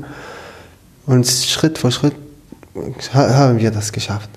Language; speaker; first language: German; non-native, learner; Arabic